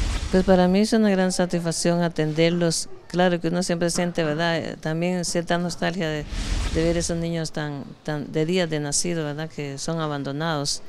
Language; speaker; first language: Spanish; native; Spanish